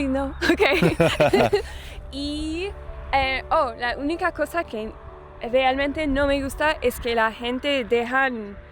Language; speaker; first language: Spanish; non-native, learner; English